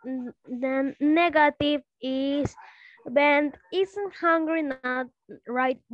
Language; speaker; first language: English; non-native, learner; Spanish